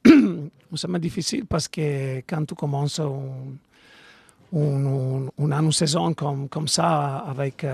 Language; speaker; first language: French; non-native, learner; Italian